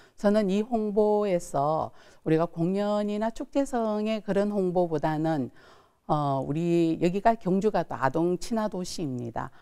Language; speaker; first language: Korean; native; Korean